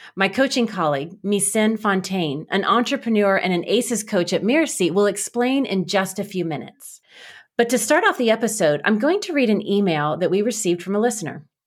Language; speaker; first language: English; native; English